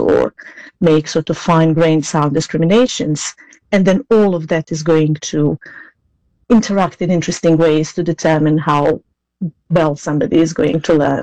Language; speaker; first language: English; non-native, fluent; Serbian